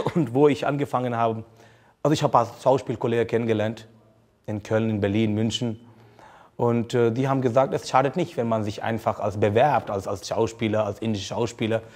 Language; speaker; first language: German; non-native, fluent; Hindi